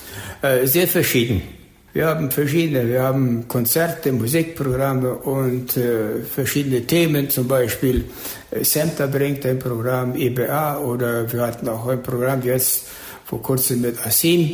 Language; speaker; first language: German; early bilingual, heritage; German